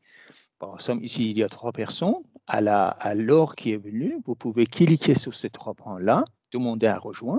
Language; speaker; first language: French; non-native, fluent; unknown